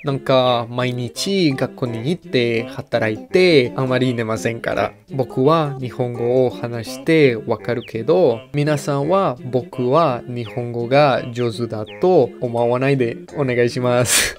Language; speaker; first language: Japanese; non-native, learner; English